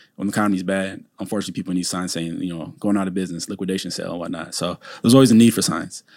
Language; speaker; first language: English; native; English